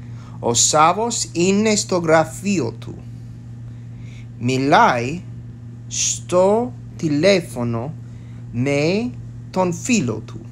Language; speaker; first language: Greek; non-native, learner; English